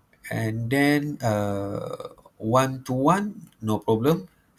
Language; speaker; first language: English; non-native, local second language; Malay